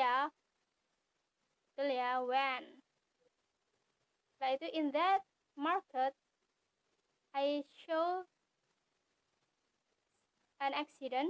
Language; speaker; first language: Indonesian; native; Indonesian